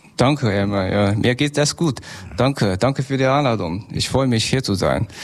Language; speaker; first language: German; non-native, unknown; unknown